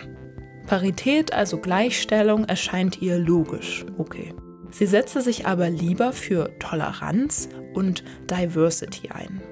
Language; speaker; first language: German; native; German